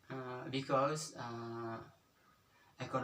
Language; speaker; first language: English; non-native, learner; Indonesian